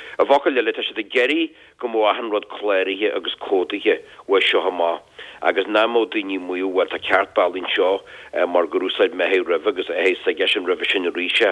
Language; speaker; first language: Irish; native; Irish